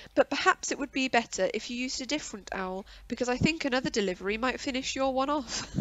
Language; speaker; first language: English; native; English